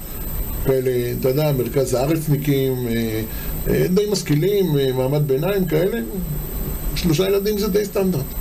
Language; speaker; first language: Hebrew; native; Hebrew